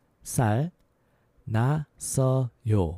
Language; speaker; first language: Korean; non-native, learner; English